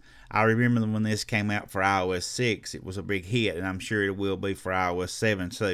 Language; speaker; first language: English; native; English